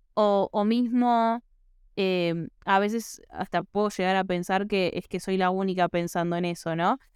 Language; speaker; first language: Spanish; native; Spanish